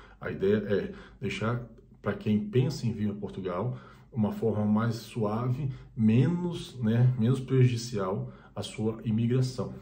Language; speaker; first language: Portuguese; native; Portuguese